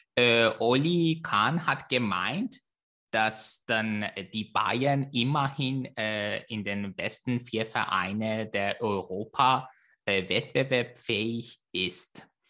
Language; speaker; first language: German; non-native, fluent; Persian